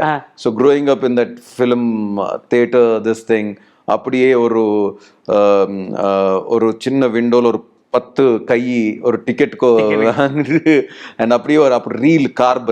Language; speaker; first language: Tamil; non-native, learner; Telugu